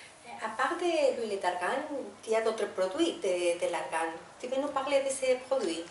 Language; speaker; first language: French; non-native, fluent; Spanish